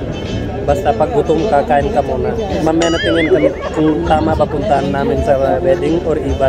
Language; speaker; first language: Filipino; non-native, learner; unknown